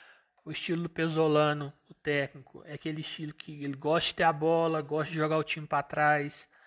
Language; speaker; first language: Portuguese; native; Portuguese